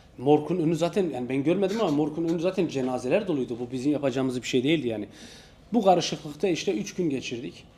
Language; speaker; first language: Turkish; native; Turkish